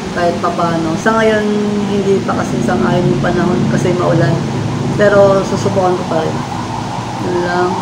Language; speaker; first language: Filipino; non-native, local second language; Waray